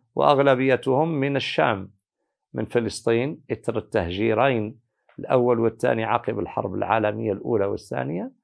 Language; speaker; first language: Arabic; native; Arabic